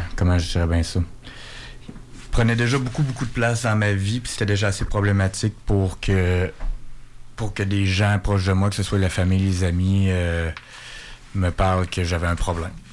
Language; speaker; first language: French; native; French